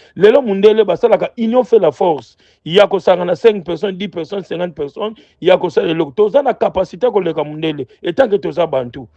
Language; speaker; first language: Lingala; non-native, local second language; Kongo